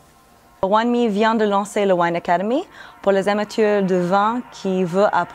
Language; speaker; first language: French; non-native, fluent; English